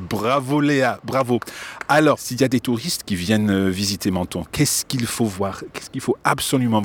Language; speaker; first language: French; non-native, fluent; English